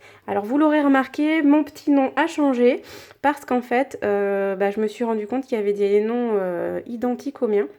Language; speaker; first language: French; native; French